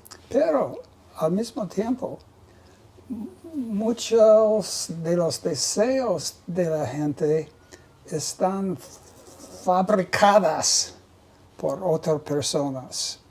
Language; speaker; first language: Spanish; non-native, learner; English